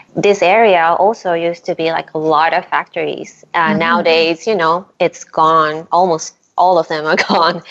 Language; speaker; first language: English; non-native, fluent; Japanese